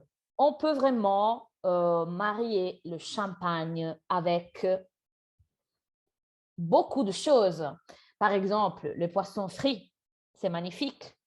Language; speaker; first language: French; non-native, fluent; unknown